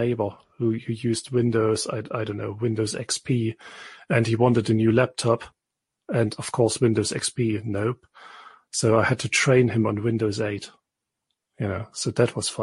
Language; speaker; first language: English; non-native, fluent; German